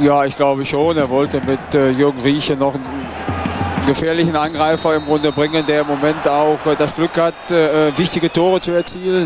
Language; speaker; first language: German; native; German